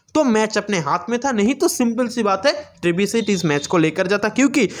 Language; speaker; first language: Hindi; native; Hindi